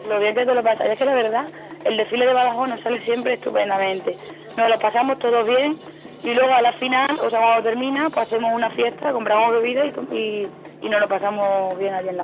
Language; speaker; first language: Spanish; native; Spanish